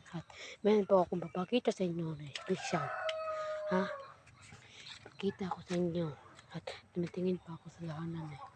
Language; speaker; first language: Filipino; non-native, local second language; Cebuano